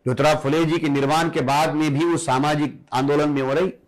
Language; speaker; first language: Hindi; non-native, local second language; Marathi